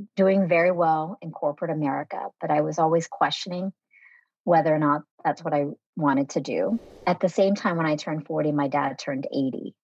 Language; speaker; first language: English; early bilingual, other home language; Vietnamese